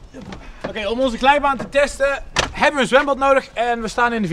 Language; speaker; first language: Dutch; native; Dutch